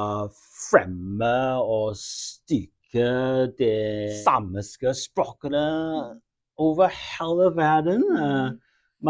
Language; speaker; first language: Norwegian; non-native, learner; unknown